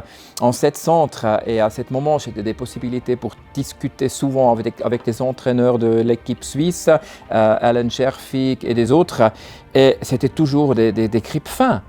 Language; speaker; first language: French; non-native, learner; German